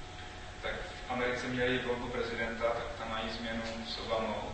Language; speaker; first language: Czech; non-native, fluent; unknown